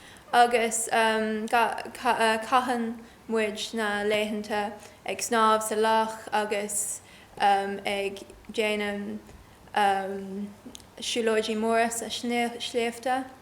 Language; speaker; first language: Irish; non-native, learner; English